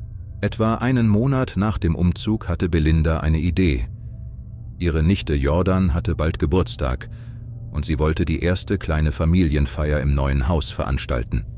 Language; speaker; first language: German; native; German